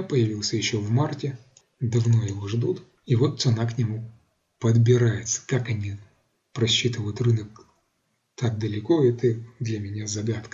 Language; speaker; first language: Russian; native; Russian